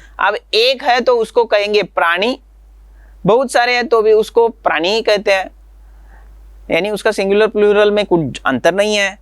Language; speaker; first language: Hindi; non-native, local second language; Marathi